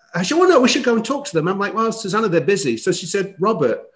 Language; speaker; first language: English; native; English